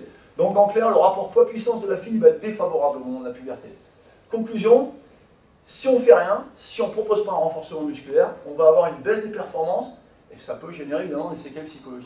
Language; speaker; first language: French; native; French